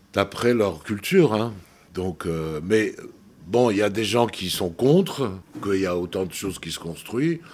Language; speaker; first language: French; non-native, fluent; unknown